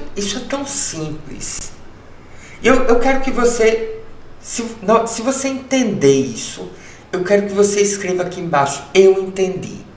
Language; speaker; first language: Portuguese; early bilingual, heritage; Portuguese